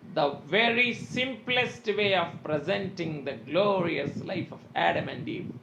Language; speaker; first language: English; non-native, local second language; Telugu